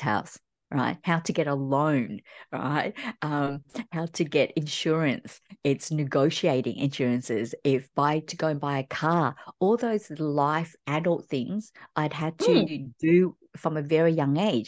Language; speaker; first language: English; early bilingual, other home language; Vietnamese